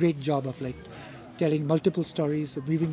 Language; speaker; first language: English; non-native, local second language; Tibetan